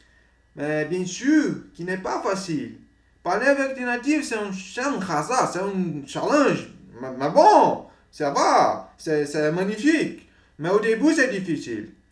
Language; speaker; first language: French; non-native, learner; Portuguese